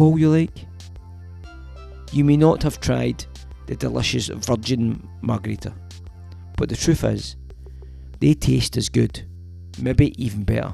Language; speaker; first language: English; native; English